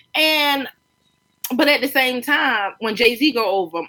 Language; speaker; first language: English; native; English